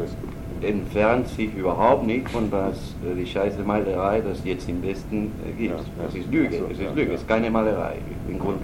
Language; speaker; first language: German; non-native, learner; Spanish